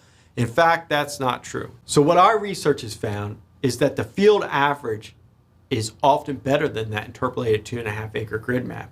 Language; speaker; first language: English; native; English